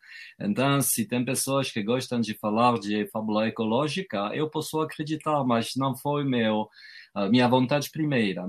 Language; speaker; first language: Portuguese; non-native, fluent; French